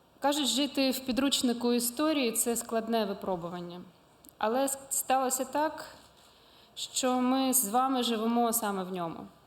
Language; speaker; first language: Ukrainian; non-native, local second language; Russian